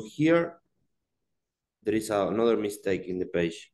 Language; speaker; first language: English; non-native, learner; Spanish